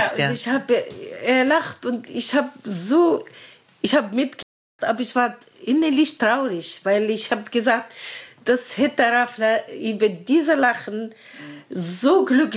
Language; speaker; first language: German; non-native, learner; Arabic